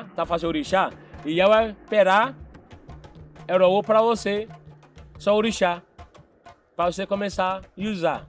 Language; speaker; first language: Portuguese; non-native, learner; Yoruba